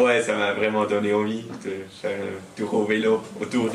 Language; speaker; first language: French; non-native, learner; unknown